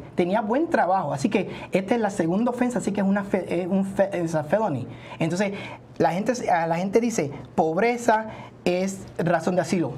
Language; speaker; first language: Spanish; native; Spanish